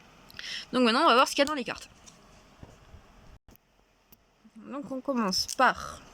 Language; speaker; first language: French; native; French